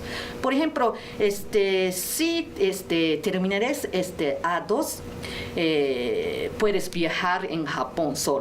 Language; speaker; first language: Spanish; non-native, learner; Japanese